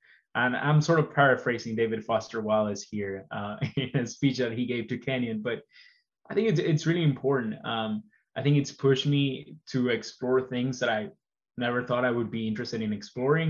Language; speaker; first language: English; non-native, fluent; Spanish